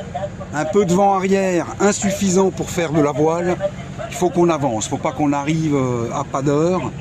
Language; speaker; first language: French; native; French